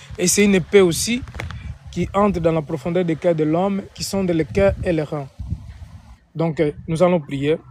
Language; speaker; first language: French; non-native, fluent; Portuguese